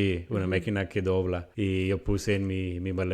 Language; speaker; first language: Spanish; non-native, fluent; English